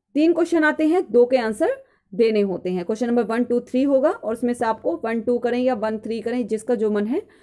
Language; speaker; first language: Hindi; native; Hindi